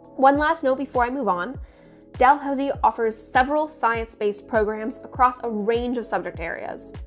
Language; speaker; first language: English; native; English